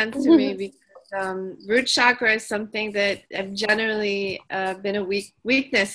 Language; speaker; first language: English; non-native, local second language; Filipino